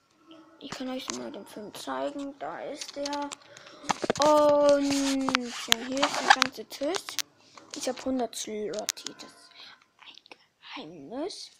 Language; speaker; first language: German; early bilingual, other home language; Polish